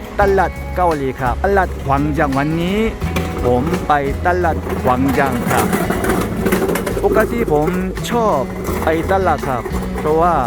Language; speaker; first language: Thai; non-native, learner; Korean